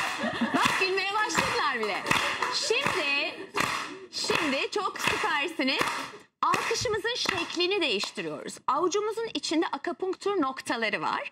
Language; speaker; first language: Turkish; native; Turkish